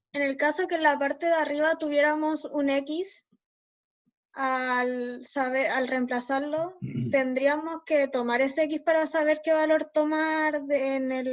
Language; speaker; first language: Spanish; native; Spanish